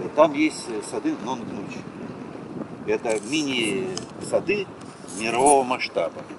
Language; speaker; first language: Russian; native; Russian